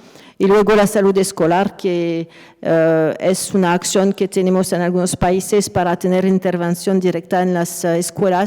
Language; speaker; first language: Spanish; non-native, fluent; French